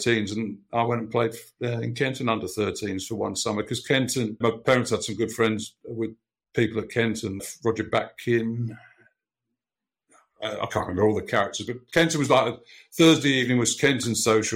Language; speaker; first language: English; native; English